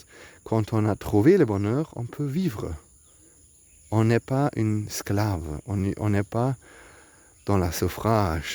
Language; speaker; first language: French; non-native, learner; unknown